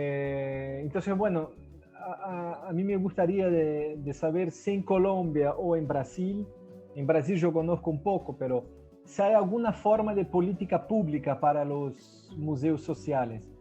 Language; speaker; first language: Spanish; non-native, fluent; Portuguese